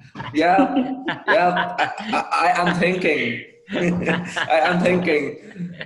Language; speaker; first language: English; non-native, learner; Vietnamese